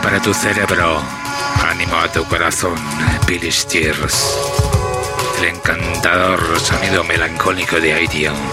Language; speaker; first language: Spanish; native; Spanish